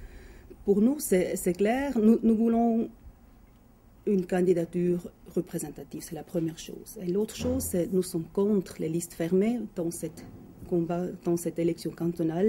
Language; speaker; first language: French; non-native, local second language; German